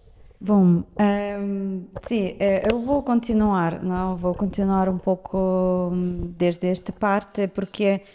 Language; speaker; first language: Portuguese; non-native, fluent; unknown